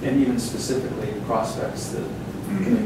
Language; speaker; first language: English; native; English